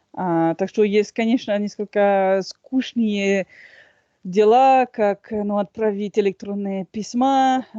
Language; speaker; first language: Russian; non-native, fluent; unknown